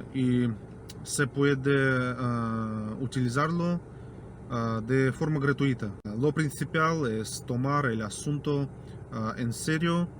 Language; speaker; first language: Spanish; non-native, fluent; Russian